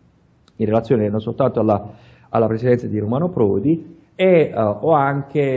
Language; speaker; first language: Italian; native; Italian